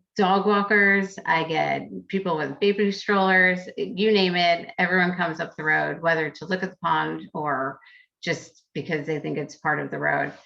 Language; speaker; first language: English; native; English